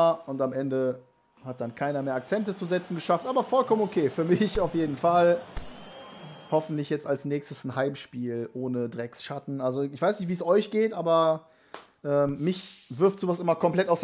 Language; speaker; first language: German; native; German